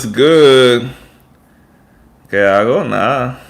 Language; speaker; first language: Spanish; non-native, learner; English